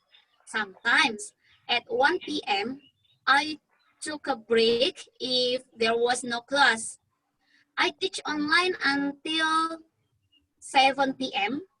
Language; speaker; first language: English; non-native, learner; Indonesian